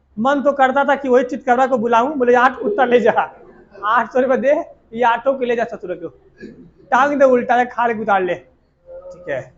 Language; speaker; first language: Hindi; native; Hindi